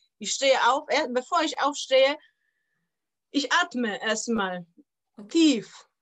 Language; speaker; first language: German; non-native, fluent; Polish